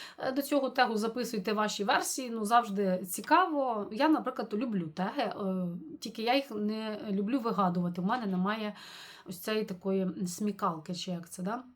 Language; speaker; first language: Ukrainian; non-native, local second language; Russian